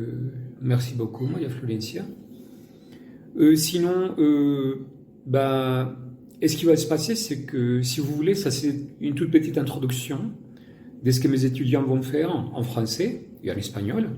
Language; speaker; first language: French; non-native, fluent; Spanish